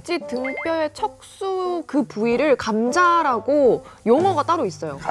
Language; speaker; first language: Korean; native; Korean